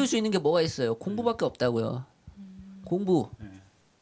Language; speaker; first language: Korean; native; Korean